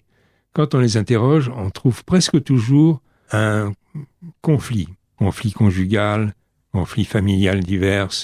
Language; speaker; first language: French; native; French